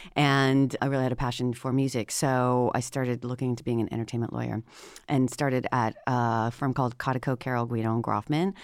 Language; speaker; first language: English; native; English